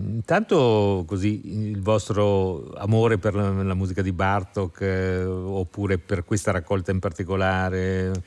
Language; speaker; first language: Italian; native; Italian